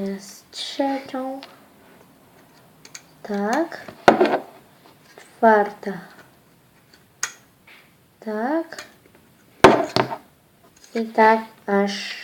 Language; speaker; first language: Polish; early bilingual, other home language; Ukrainian